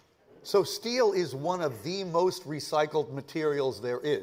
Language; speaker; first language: English; native; English